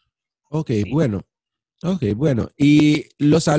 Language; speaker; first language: Spanish; non-native, fluent; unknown